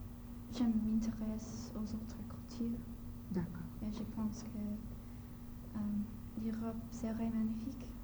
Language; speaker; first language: French; non-native, learner; English